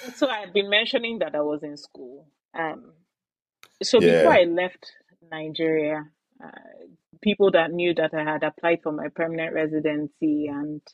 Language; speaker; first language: English; non-native, local second language; Igbo